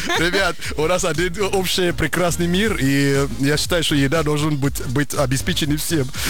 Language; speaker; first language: Russian; non-native, fluent; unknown